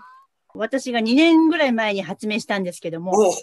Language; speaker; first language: Japanese; native; Japanese